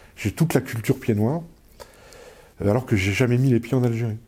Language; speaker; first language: French; native; French